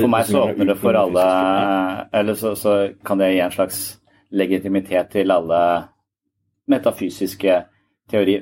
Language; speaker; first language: Norwegian; native; Norwegian